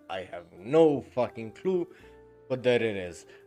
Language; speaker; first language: English; non-native, fluent; Romanian